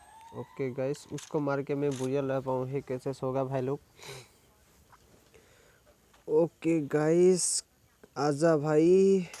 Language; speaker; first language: Hindi; non-native, local second language; Assamese